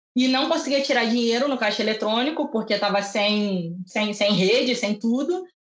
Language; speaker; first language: Portuguese; native; Portuguese